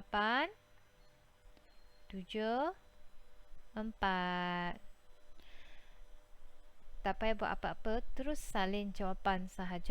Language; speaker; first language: Malay; native; Malay